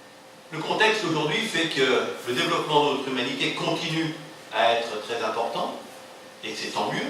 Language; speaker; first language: French; native; French